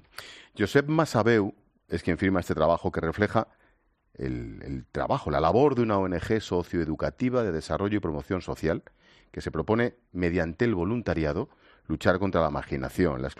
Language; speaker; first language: Spanish; native; Spanish